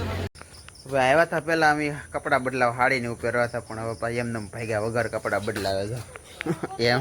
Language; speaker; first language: Gujarati; native; Gujarati